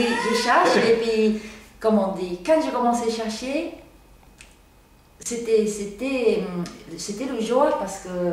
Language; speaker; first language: French; non-native, learner; Japanese